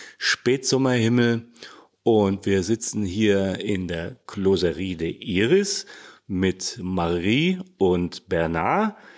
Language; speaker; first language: German; native; German